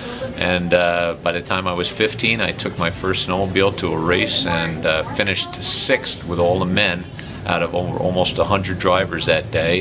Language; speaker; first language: English; native; English